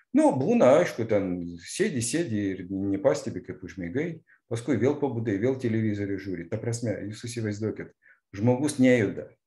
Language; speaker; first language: Lithuanian; non-native, local second language; Russian